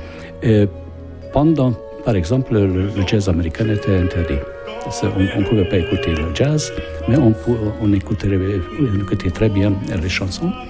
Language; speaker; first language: French; non-native, fluent; Hungarian